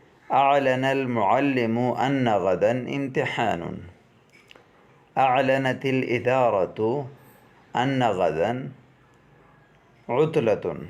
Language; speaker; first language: Arabic; non-native, fluent; Urdu